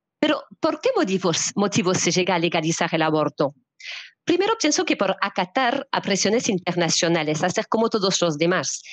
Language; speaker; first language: Spanish; non-native, fluent; French